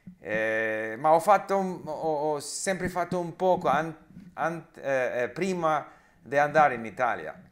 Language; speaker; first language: Italian; non-native, learner; English